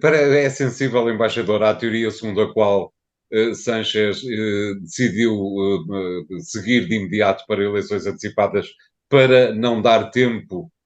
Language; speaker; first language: Portuguese; native; Portuguese